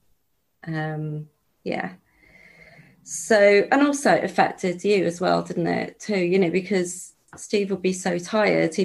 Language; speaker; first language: English; native; English